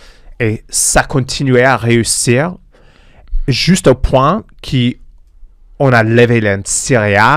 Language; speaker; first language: French; non-native, fluent; English